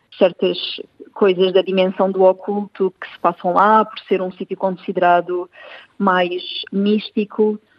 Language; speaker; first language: Portuguese; native; Portuguese